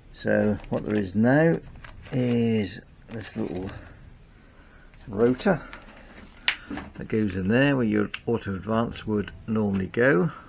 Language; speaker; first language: English; native; English